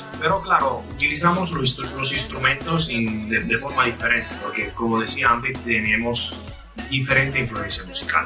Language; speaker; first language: Spanish; non-native, fluent; Italian